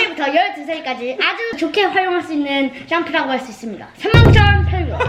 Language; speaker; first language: Korean; native; Korean